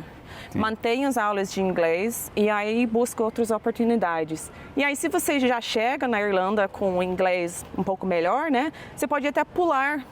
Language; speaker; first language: Portuguese; non-native, fluent; English